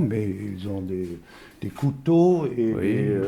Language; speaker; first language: French; non-native, fluent; German